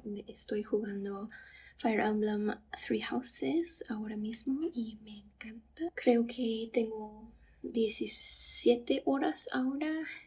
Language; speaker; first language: Spanish; non-native, fluent; English